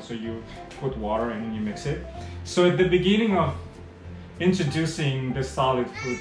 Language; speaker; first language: English; non-native, fluent; Indonesian